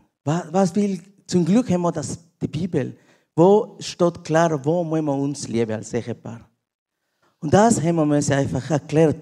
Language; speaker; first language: German; non-native, learner; Spanish